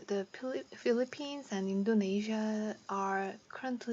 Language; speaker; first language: English; non-native, learner; Korean